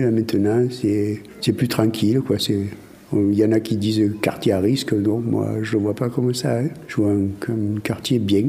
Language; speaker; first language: French; native; French